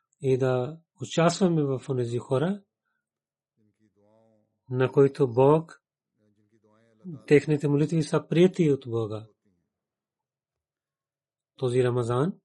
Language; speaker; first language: Bulgarian; non-native, learner; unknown